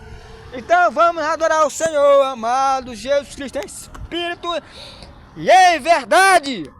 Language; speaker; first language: Portuguese; native; Portuguese